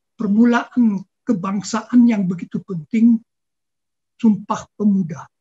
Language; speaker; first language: Indonesian; non-native, fluent; German